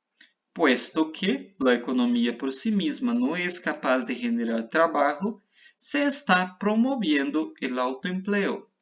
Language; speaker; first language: Spanish; non-native, fluent; Portuguese